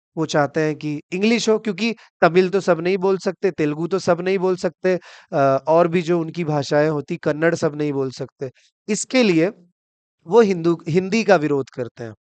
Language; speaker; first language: Hindi; native; Hindi